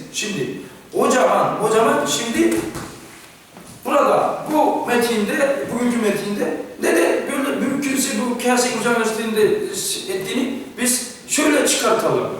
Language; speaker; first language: Turkish; non-native, fluent; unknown